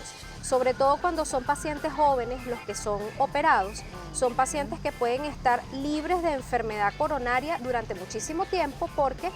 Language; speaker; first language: Spanish; native; Spanish